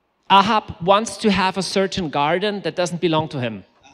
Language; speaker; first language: English; non-native, fluent; German